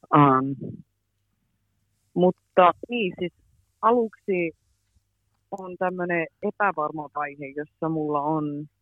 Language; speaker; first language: Finnish; early bilingual, heritage; English